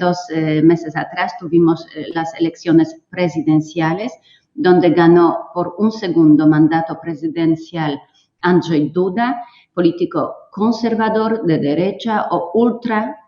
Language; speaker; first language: Spanish; non-native, fluent; Polish